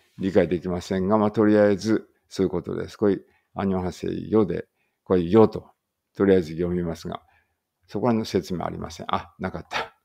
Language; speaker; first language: Japanese; native; Japanese